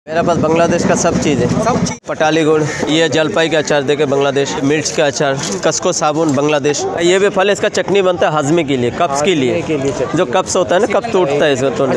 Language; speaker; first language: Hindi; non-native, local second language; Bangla